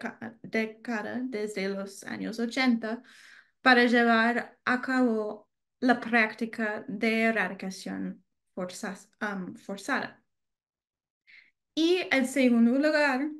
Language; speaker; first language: Spanish; non-native, learner; English